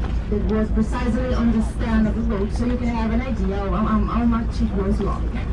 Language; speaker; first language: English; non-native, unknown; Italian